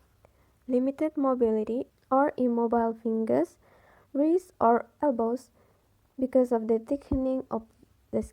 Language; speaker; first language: English; non-native, local second language; Malay